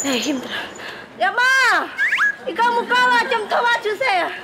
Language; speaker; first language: Korean; non-native, learner; Khmer